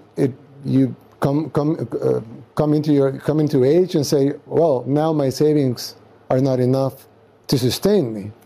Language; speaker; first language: English; non-native, fluent; Spanish